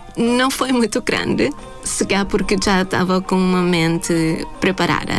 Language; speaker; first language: Portuguese; non-native, fluent; Thai